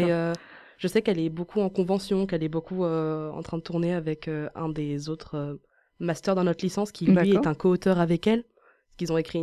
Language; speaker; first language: French; native; French